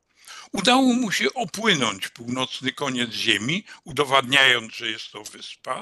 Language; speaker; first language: Polish; native; Polish